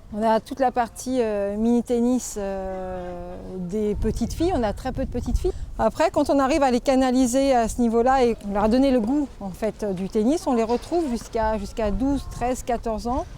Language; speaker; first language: French; native; French